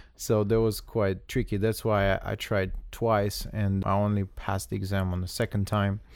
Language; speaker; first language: English; non-native, fluent; Russian